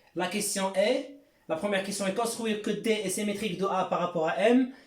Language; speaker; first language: French; non-native, local second language; Arabic